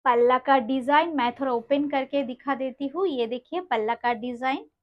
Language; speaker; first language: Hindi; non-native, local second language; Bangla